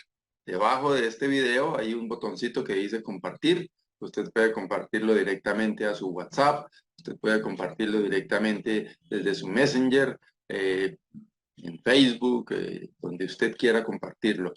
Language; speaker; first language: Spanish; native; Spanish